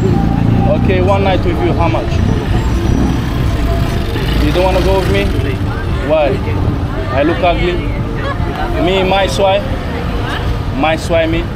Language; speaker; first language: English; non-native, fluent; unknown